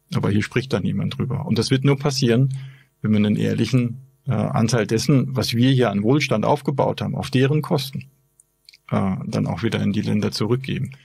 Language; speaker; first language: German; native; German